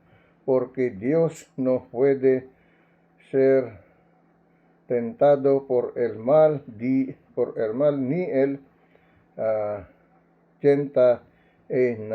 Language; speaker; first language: Spanish; non-native, learner; Filipino